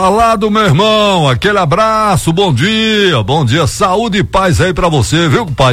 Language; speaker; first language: Portuguese; native; Portuguese